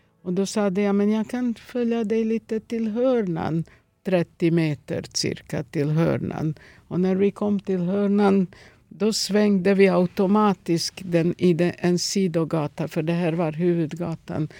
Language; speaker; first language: Swedish; non-native, fluent; Serbian